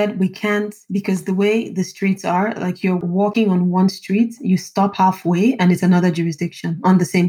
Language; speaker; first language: English; non-native, local second language; Yoruba